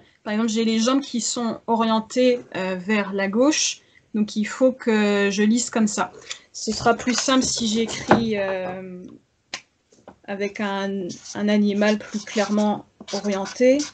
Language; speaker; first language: French; native; French